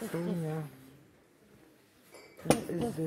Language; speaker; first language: German; non-native, fluent; Russian